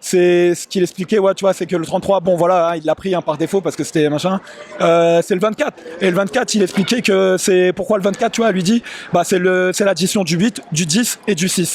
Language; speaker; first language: French; native; French